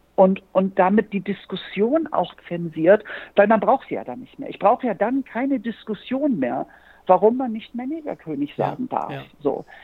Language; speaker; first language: German; native; German